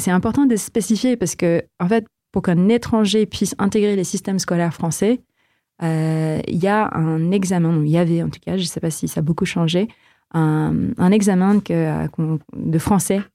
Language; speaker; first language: French; non-native, fluent; Filipino